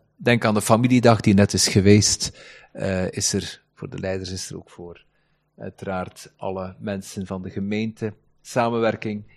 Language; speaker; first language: Dutch; native; Dutch